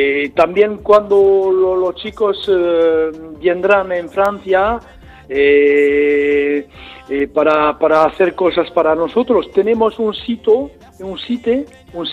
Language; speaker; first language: Spanish; non-native, learner; French